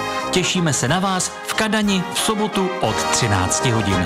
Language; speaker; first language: Czech; native; Czech